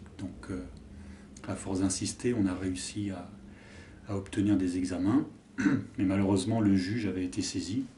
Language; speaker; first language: French; native; French